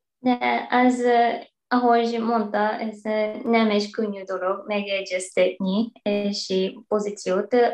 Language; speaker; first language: Hungarian; non-native, fluent; Japanese